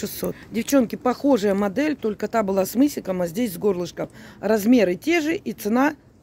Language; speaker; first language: Russian; native; Russian